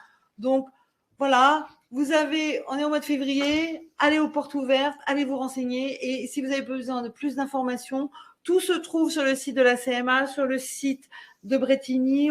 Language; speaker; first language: French; native; French